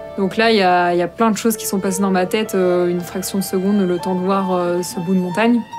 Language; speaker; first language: French; native; French